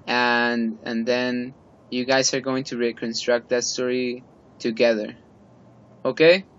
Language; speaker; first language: English; non-native, fluent; Spanish